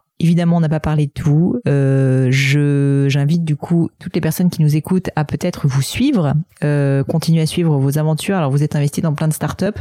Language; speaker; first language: French; native; French